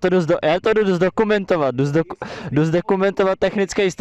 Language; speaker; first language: Czech; native; Czech